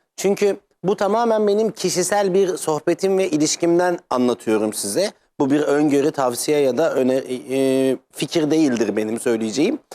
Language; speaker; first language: Turkish; native; Turkish